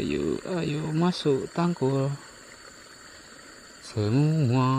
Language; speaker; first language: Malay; non-native, local second language; Javanese